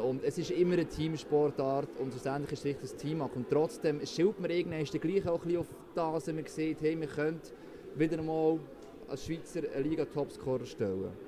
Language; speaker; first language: German; native; German